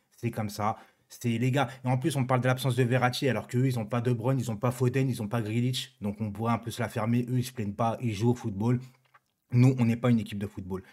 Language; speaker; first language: French; native; French